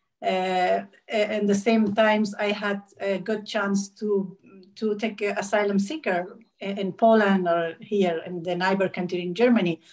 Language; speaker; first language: English; non-native, learner; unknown